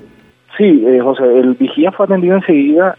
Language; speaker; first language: Spanish; native; Spanish